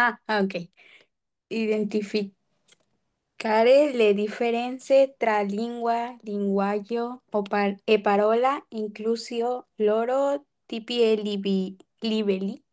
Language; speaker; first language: Italian; non-native, learner; Spanish